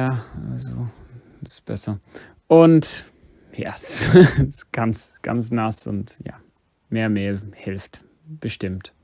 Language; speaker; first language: German; non-native, fluent; English